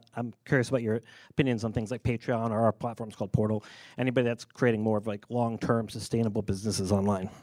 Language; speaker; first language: English; native; English